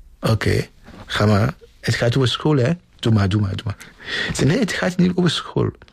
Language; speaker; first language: Dutch; non-native, fluent; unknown